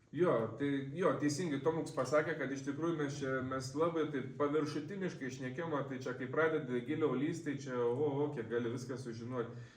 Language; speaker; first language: Lithuanian; native; Lithuanian